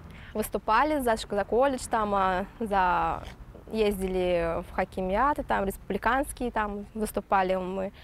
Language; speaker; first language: Russian; native; Russian